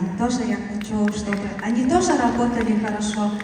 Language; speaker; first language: Russian; non-native, learner; Mongolian